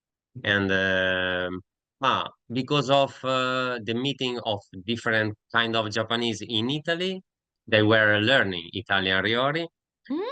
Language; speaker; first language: English; non-native, learner; Italian